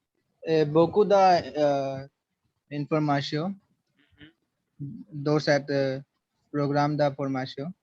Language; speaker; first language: French; non-native, learner; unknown